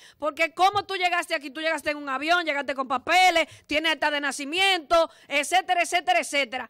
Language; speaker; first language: Spanish; native; Spanish